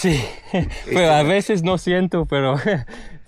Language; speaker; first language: Spanish; non-native, learner; English